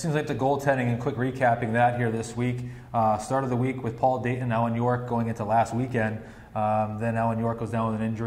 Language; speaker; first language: English; native; English